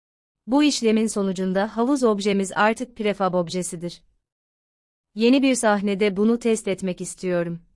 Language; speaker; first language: Turkish; native; Turkish